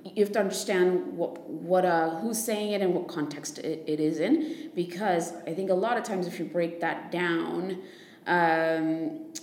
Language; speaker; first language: English; native; English